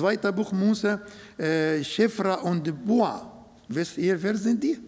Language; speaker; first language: German; non-native, fluent; Arabic